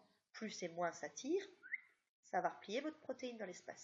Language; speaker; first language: French; native; French